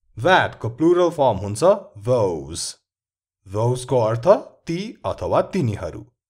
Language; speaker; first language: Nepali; native; Nepali